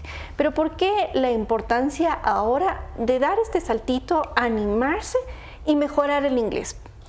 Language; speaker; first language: Spanish; native; Spanish